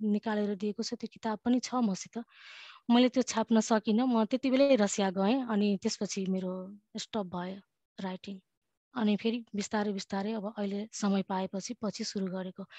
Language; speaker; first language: Nepali; native; Nepali